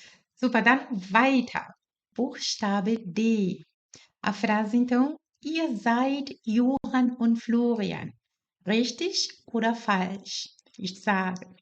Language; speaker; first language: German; non-native, fluent; Portuguese